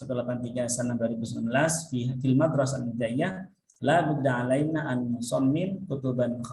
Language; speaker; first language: Arabic; non-native, fluent; Indonesian